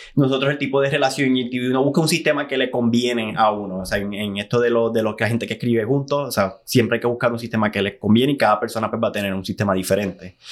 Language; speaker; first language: Spanish; native; Spanish